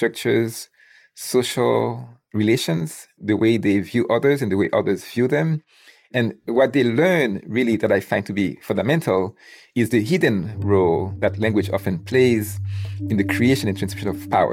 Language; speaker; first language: English; non-native, fluent; Haitian Creole